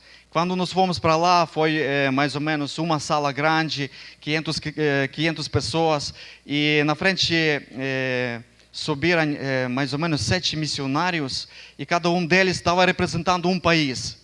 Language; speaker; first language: Portuguese; non-native, fluent; Ukrainian